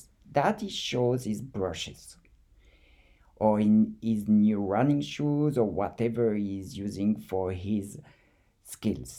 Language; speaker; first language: English; non-native, fluent; French